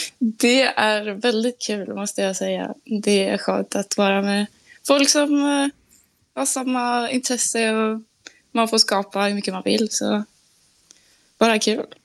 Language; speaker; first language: Swedish; non-native, fluent; French